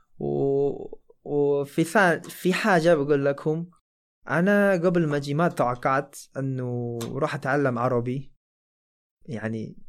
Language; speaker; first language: Arabic; non-native, fluent; Chinese